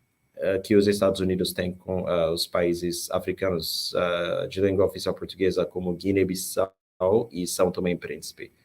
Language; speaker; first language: Portuguese; non-native, fluent; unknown